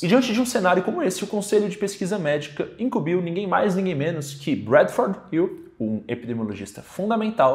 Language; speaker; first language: Portuguese; native; Portuguese